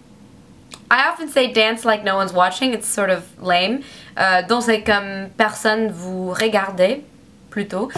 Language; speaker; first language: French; non-native, learner; English